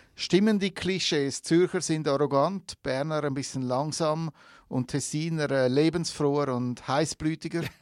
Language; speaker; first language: German; native; German